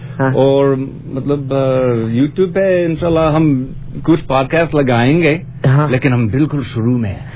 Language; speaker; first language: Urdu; non-native, learner; English